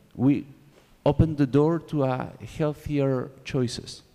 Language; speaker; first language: English; non-native, learner; Spanish